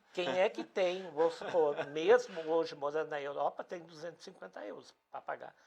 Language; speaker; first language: Portuguese; native; Portuguese